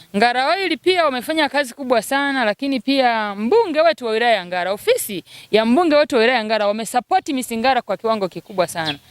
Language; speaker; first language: Swahili; native; Swahili